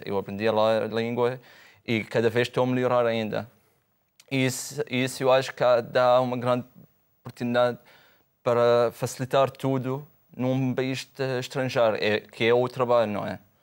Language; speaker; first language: Portuguese; non-native, fluent; Arabic